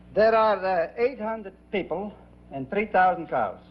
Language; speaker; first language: English; non-native, fluent; Dutch